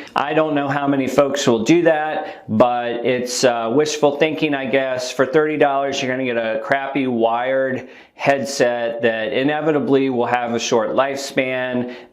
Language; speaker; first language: English; native; English